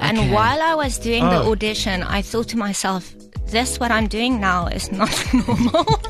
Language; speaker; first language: English; non-native, local second language; Afrikaans